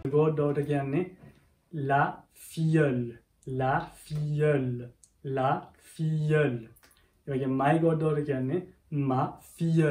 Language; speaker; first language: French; early bilingual, other home language; Sinhala